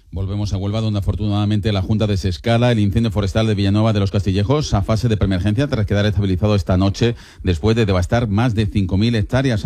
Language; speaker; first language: Spanish; native; Spanish